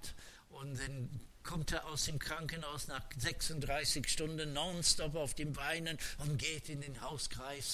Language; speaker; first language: German; non-native, fluent; English